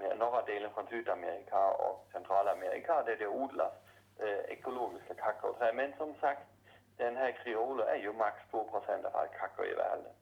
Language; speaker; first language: Swedish; non-native, fluent; German